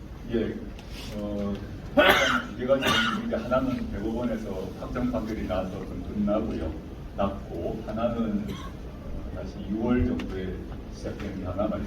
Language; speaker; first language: Korean; native; Korean